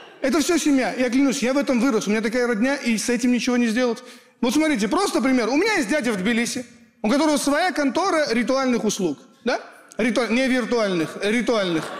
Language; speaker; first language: Russian; early bilingual, other home language; Kurdish